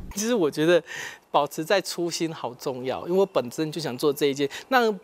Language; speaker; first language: Chinese; native; Chinese